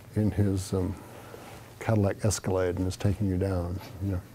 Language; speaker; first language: English; native; English